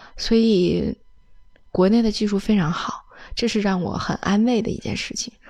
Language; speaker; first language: Chinese; native; Chinese